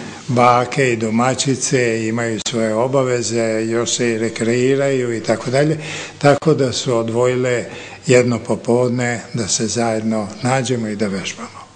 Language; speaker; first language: Serbian; native; Serbian